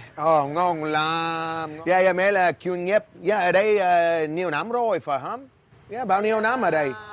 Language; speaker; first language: Vietnamese; non-native, learner; English